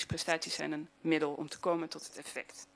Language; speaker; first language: Dutch; native; Dutch